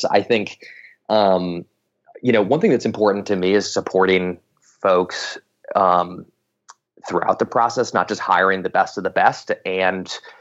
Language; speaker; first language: English; native; English